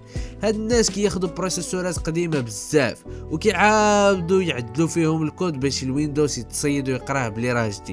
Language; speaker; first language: Arabic; native; Arabic